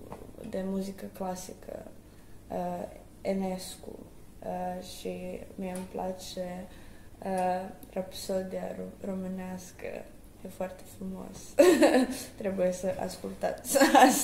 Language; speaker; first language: Romanian; early bilingual, heritage; Croatian